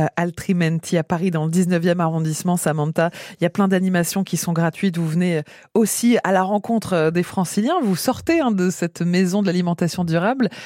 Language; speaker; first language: French; native; French